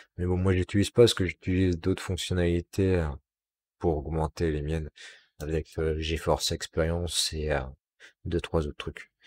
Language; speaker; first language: French; native; French